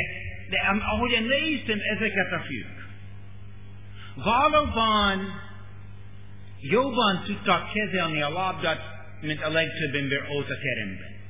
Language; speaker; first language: Hungarian; non-native, learner; English